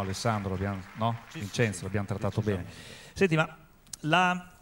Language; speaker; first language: Italian; native; Italian